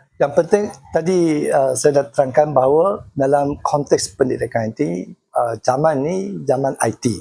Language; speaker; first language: Malay; non-native, local second language; Chinese